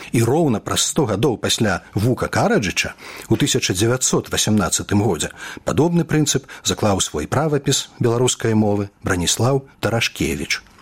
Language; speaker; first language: Belarusian; native; Belarusian